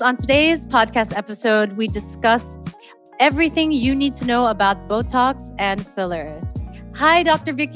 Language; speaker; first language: English; non-native, local second language; Filipino